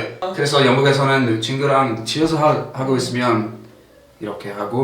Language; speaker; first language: Korean; non-native, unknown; English